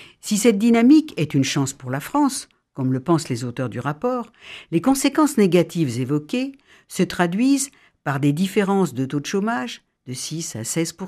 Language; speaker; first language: French; native; French